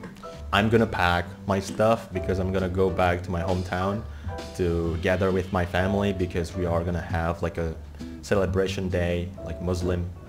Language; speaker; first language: English; non-native, fluent; Indonesian